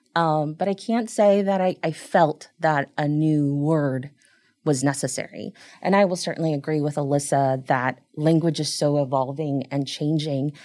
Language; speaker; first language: English; early bilingual, other home language; Spanish